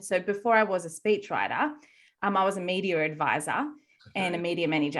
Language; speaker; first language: English; native; English